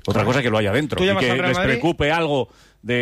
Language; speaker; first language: Spanish; native; Spanish